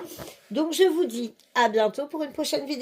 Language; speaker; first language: French; native; French